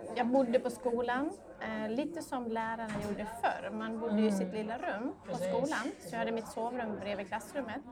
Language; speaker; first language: Swedish; native; Swedish